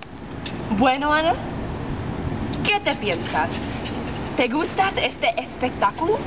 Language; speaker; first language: Spanish; non-native, learner; English